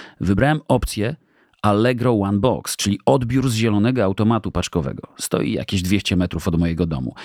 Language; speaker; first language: Polish; native; Polish